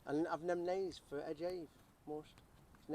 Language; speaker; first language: Hungarian; early bilingual, heritage; English